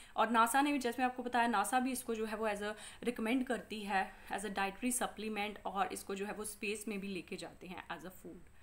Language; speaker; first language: Hindi; non-native, local second language; Punjabi